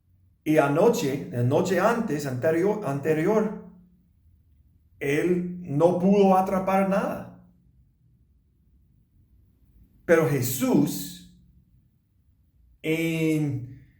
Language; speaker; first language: Spanish; non-native, learner; English